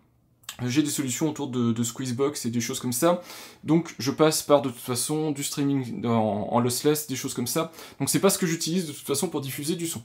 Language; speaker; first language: French; native; French